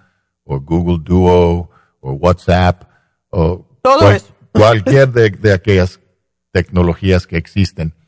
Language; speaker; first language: Spanish; non-native, fluent; English